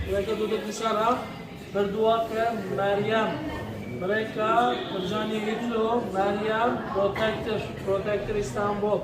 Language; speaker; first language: Indonesian; non-native, learner; Turkish